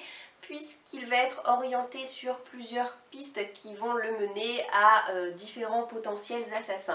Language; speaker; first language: French; native; French